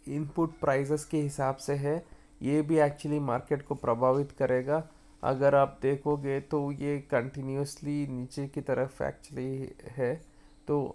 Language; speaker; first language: Hindi; non-native, local second language; Kannada